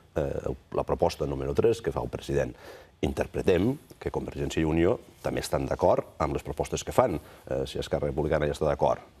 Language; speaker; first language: Catalan; native; Catalan